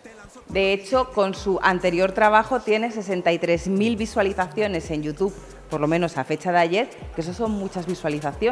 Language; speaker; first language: Spanish; native; Spanish